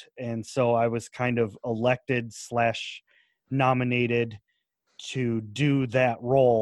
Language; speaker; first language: English; native; English